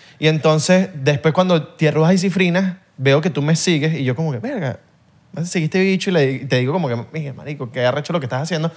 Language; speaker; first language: Spanish; native; Spanish